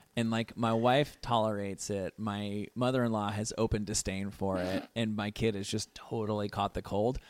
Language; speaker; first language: English; native; English